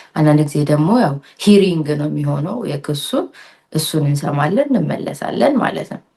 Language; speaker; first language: Amharic; native; Amharic